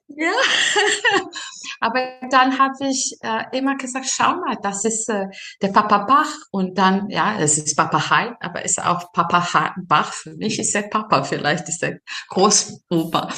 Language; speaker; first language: German; non-native, fluent; Serbian